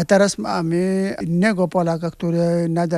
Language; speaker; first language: Polish; non-native, learner; Arabic